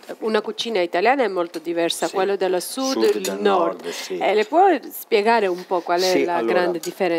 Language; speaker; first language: Italian; non-native, fluent; Georgian